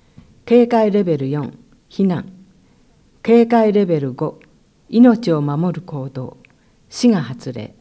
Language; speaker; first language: Japanese; native; Japanese